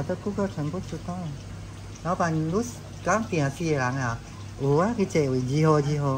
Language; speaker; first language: Chinese; non-native, local second language; Min Nan Chinese